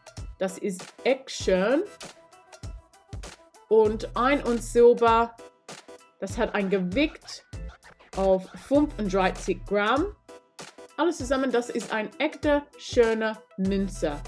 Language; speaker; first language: German; non-native, learner; English